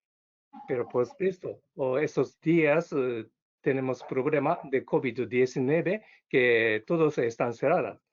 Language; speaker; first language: Spanish; non-native, learner; Japanese